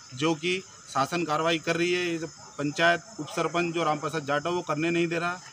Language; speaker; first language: Hindi; native; Hindi